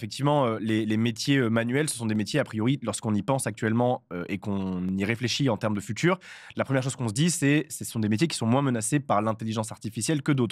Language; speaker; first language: French; native; French